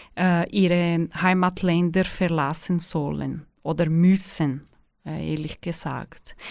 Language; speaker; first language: German; non-native, fluent; Portuguese